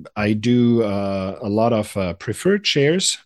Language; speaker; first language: English; non-native, fluent; German